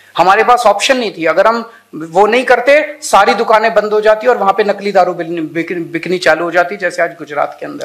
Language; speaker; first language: Hindi; native; Hindi